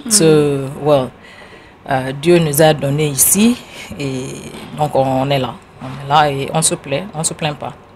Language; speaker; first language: French; non-native, fluent; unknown